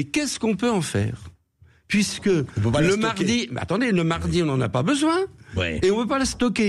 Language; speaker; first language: French; native; French